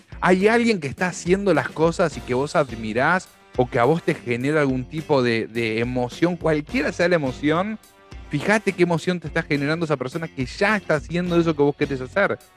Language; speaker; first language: Spanish; native; Spanish